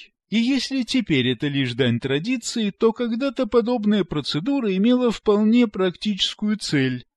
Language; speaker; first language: Russian; native; Russian